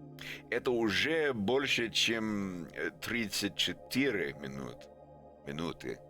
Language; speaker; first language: Russian; non-native, learner; English